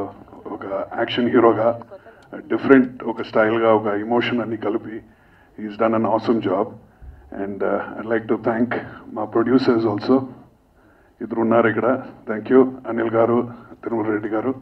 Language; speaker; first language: Telugu; non-native, fluent; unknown